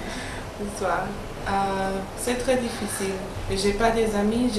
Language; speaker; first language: French; non-native, learner; English